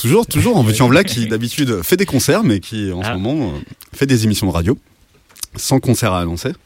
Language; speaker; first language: French; native; French